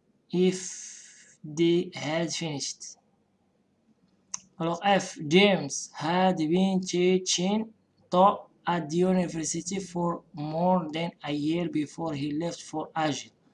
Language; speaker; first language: English; non-native, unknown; Arabic